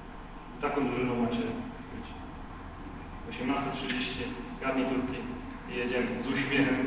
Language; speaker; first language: Polish; native; Polish